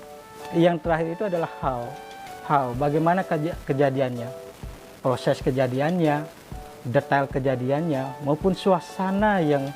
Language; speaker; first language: Indonesian; native; Indonesian